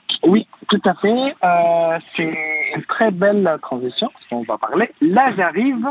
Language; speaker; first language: French; non-native, fluent; Arabic